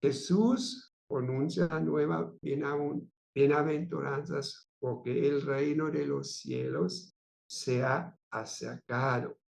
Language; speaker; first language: Spanish; non-native, fluent; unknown